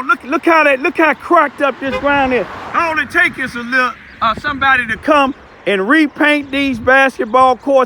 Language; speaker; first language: English; native; English